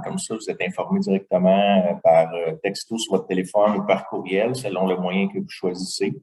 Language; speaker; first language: French; native; French